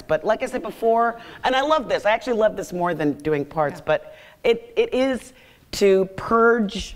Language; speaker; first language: English; native; English